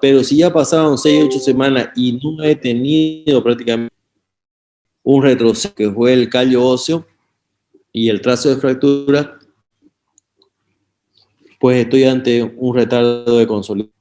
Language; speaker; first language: Spanish; native; Spanish